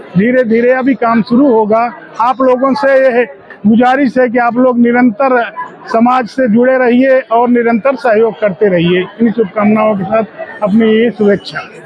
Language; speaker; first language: Hindi; native; Hindi